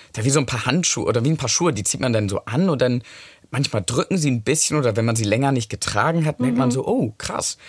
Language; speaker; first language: German; non-native, fluent; English